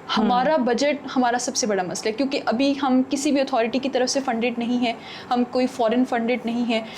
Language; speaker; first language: Urdu; non-native, local second language; Punjabi